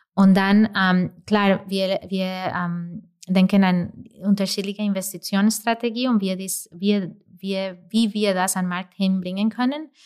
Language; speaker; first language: German; non-native, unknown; Spanish